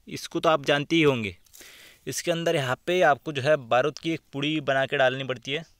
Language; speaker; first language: Hindi; non-native, local second language; Marathi